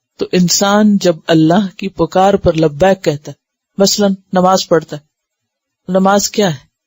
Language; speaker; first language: Urdu; native; Urdu